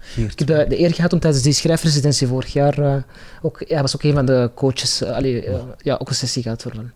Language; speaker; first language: Dutch; non-native, local second language; Arabic